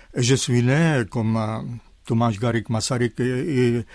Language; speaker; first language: French; non-native, fluent; Czech